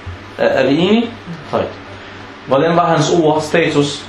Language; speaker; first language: Danish; non-native, fluent; Arabic